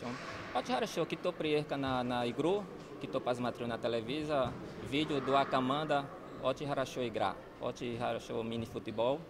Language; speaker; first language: Russian; non-native, learner; Portuguese